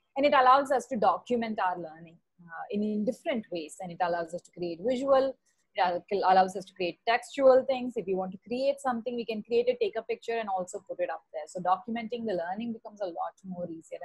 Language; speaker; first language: English; non-native, local second language; Tamil